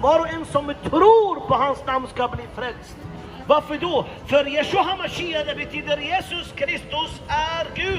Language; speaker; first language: Swedish; non-native, fluent; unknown